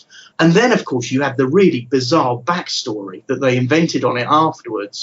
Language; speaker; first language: English; native; English